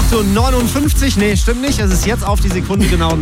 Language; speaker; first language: German; native; German